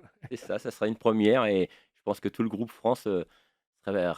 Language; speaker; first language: French; native; French